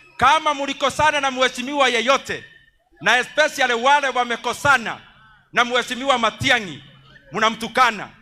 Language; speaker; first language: Swahili; non-native, local second language; Kikuyu